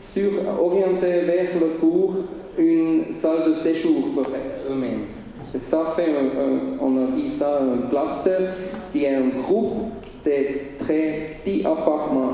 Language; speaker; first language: French; non-native, local second language; Swiss German